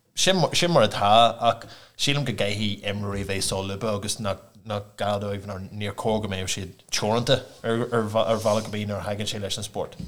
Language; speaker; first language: Irish; non-native, local second language; English